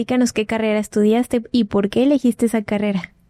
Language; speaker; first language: Spanish; native; Spanish